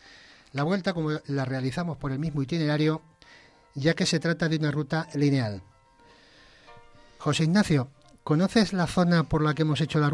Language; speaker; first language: Spanish; native; Spanish